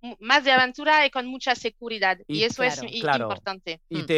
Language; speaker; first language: Spanish; non-native, learner; French